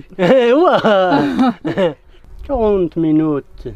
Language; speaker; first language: French; non-native, learner; Central Atlas Tamazight